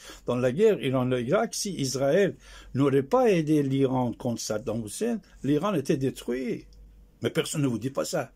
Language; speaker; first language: French; non-native, fluent; Persian